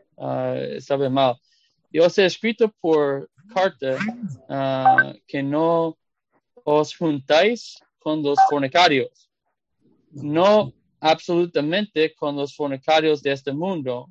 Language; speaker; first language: Spanish; non-native, fluent; English